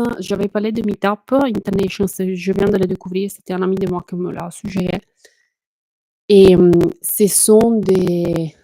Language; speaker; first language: French; non-native, fluent; Italian